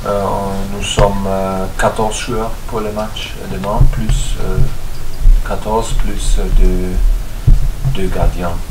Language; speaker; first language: French; non-native, fluent; German